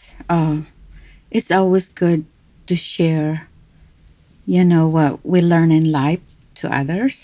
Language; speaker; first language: English; non-native, local second language; Cebuano